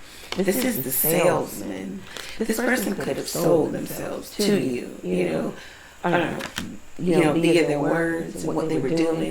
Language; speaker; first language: English; native; English